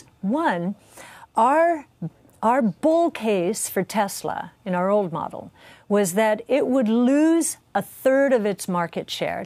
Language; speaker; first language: English; native; English